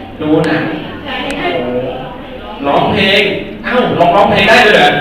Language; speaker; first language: Thai; native; Thai